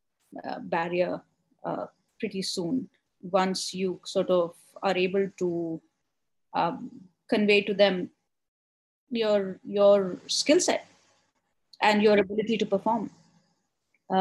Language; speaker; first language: English; non-native, local second language; Hindi